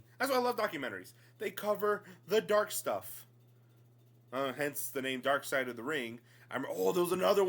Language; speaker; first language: English; native; English